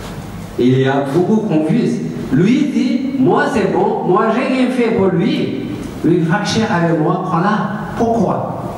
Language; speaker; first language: French; non-native, learner; Tibetan